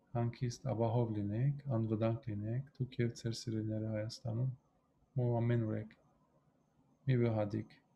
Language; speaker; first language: Armenian; early bilingual, heritage; Armenian